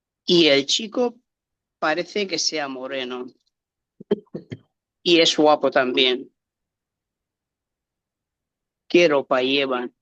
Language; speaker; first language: Spanish; non-native, learner; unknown